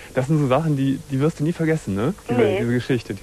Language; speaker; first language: German; native; German